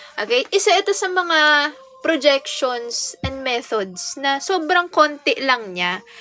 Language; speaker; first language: Filipino; non-native, local second language; Hiligaynon